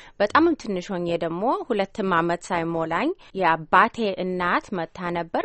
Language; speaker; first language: Amharic; early bilingual, heritage; Amharic